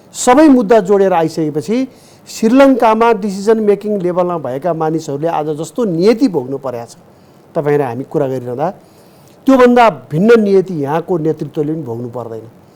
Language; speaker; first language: Nepali; native; Nepali